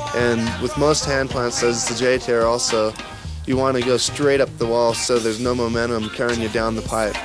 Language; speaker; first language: English; native; English